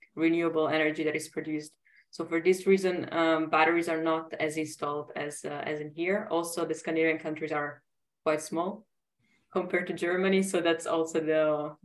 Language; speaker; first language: English; non-native, fluent; Italian